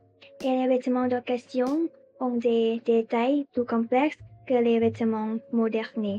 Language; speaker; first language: French; non-native, learner; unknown